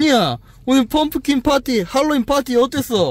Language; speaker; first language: Korean; native; Korean